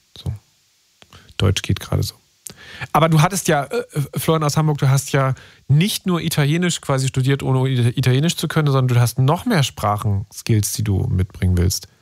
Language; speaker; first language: German; native; German